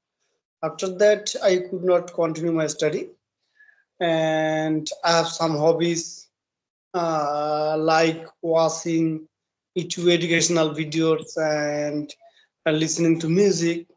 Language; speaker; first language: English; non-native, learner; Bangla